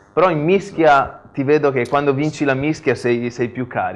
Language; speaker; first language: Italian; native; Italian